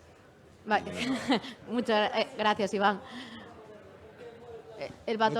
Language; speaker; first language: Spanish; native; Spanish